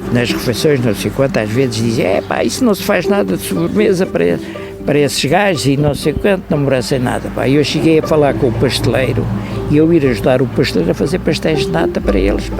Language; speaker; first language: Portuguese; native; Portuguese